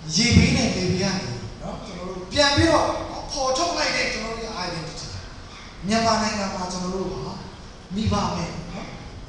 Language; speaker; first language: Burmese; non-native, local second language; Tedim Chin